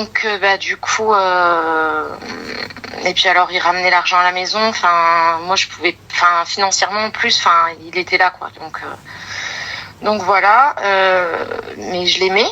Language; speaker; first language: French; native; French